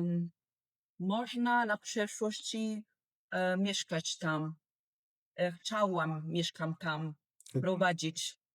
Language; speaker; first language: Polish; non-native, learner; Italian